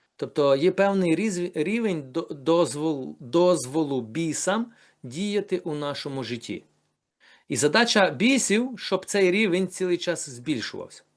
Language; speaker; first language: Ukrainian; native; Ukrainian